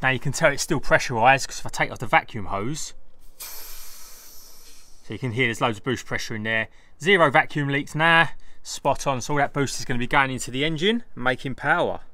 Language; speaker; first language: English; native; English